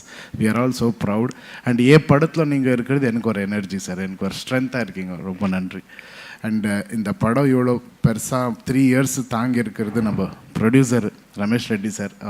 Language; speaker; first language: Tamil; non-native, local second language; Kannada